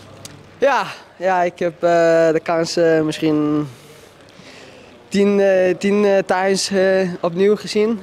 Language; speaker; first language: Dutch; non-native, learner; Danish